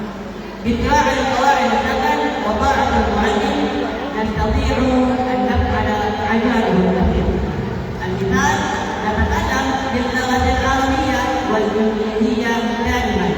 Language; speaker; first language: Arabic; non-native, learner; Indonesian